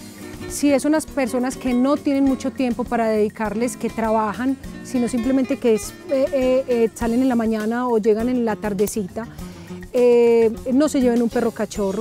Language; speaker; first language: Spanish; native; Spanish